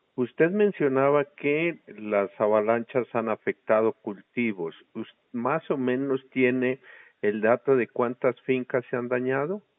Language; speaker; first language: Spanish; native; Spanish